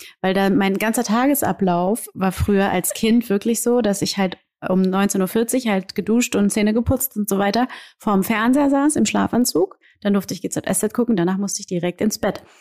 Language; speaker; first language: German; early bilingual, other home language; Portuguese